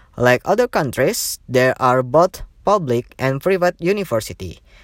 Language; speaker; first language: English; non-native, learner; Indonesian